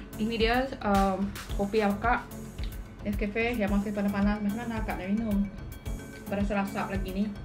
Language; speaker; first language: Malay; native; Malay